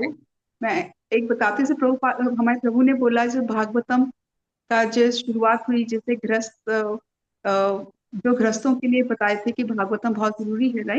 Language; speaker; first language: Hindi; native; Hindi